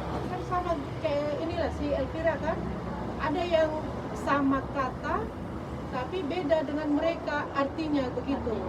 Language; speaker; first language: Indonesian; non-native, local second language; Nias